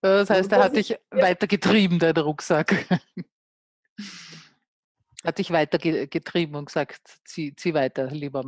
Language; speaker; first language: German; native; German